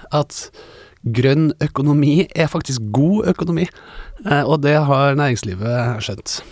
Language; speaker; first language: Norwegian; native; Norwegian